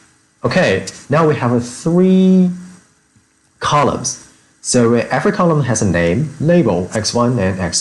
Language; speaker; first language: English; non-native, fluent; Chinese